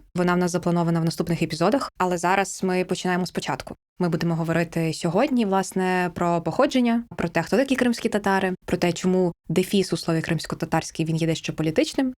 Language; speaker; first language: Ukrainian; native; Ukrainian